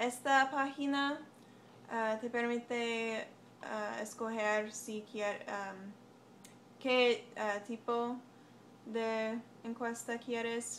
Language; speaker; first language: Spanish; non-native, learner; English